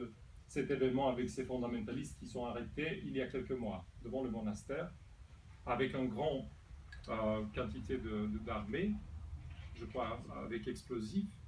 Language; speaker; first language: French; non-native, fluent; Serbian